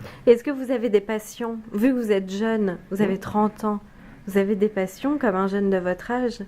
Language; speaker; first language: French; native; French